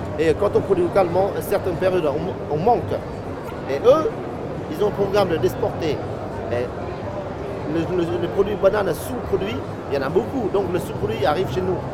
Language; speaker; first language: French; non-native, fluent; Hmong